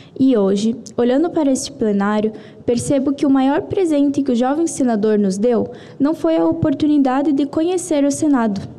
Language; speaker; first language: Portuguese; native; Portuguese